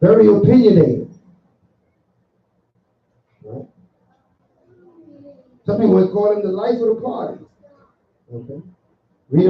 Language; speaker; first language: English; native; English